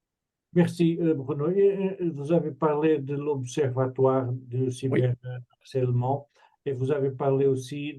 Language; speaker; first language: French; non-native, fluent; Portuguese